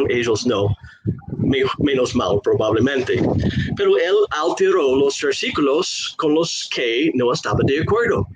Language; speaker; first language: Spanish; non-native, fluent; English